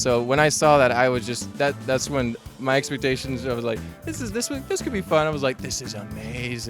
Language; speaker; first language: English; native; English